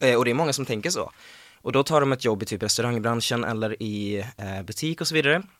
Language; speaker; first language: Swedish; native; Swedish